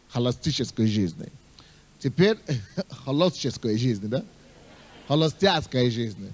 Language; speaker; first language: Russian; non-native, fluent; Yoruba